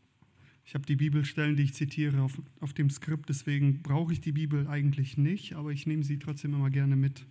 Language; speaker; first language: German; native; German